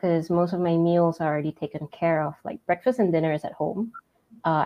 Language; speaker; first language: English; non-native, local second language; Min Nan Chinese